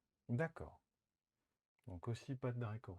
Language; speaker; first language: French; native; French